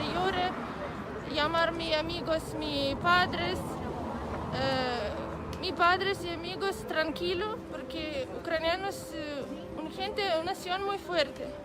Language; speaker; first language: Spanish; non-native, learner; Ukrainian